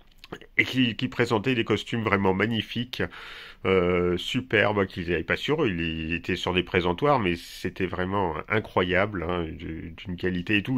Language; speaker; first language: French; native; French